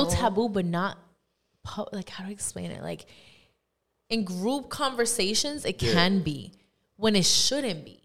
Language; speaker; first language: English; non-native, fluent; Spanish